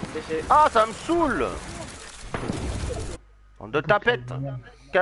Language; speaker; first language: French; native; French